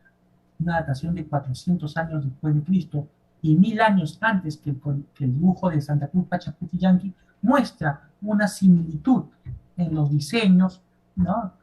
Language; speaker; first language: Spanish; native; Spanish